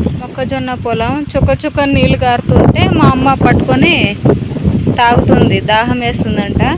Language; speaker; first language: Telugu; non-native, local second language; Lambadi